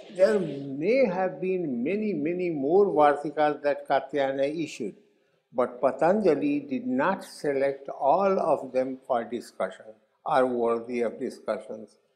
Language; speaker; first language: English; non-native, local second language; Hindi